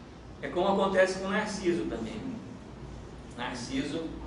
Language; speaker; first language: Portuguese; native; Portuguese